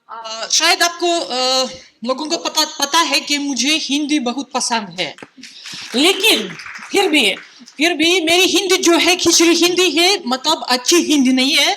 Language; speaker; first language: Hindi; non-native, fluent; Russian